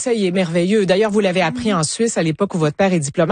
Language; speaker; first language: French; native; French